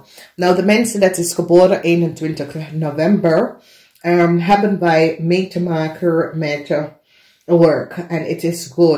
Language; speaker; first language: Dutch; non-native, learner; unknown